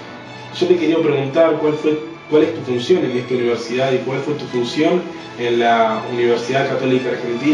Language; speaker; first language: Spanish; native; Spanish